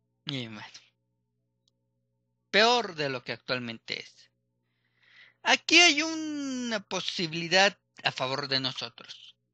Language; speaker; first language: Spanish; native; Spanish